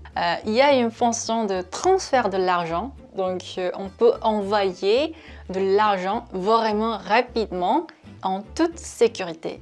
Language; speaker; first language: French; non-native, fluent; Korean